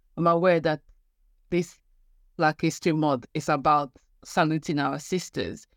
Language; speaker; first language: English; non-native, local second language; Igbo